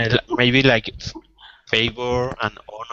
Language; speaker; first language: English; non-native, learner; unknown